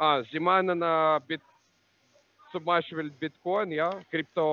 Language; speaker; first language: German; non-native, learner; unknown